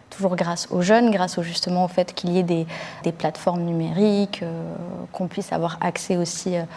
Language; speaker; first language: French; early bilingual, other home language; Arabic